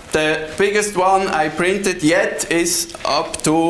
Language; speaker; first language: English; non-native, fluent; Swiss German